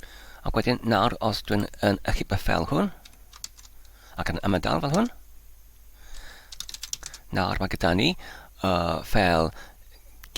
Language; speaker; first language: Welsh; non-native, learner; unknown